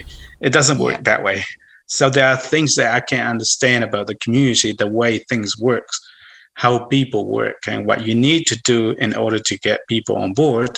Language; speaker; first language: English; non-native, fluent; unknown